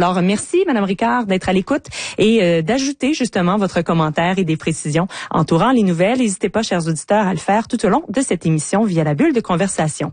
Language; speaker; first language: French; native; French